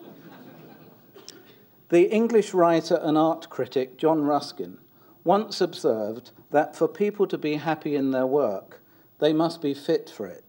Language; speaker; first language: English; native; English